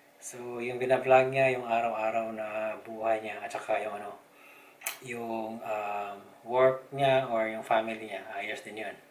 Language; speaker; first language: Filipino; non-native, local second language; Cebuano